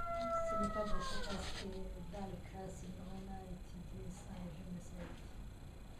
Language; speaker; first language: French; non-native, local second language; Kinyarwanda